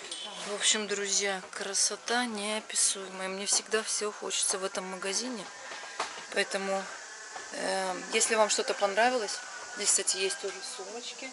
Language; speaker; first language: Russian; native; Russian